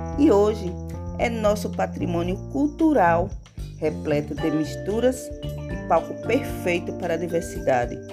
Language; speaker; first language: Portuguese; native; Portuguese